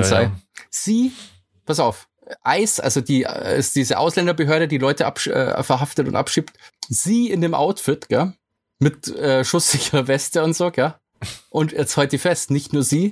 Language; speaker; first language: German; native; German